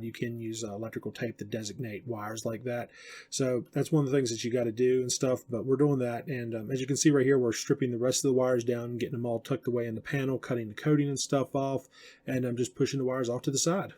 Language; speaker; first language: English; native; English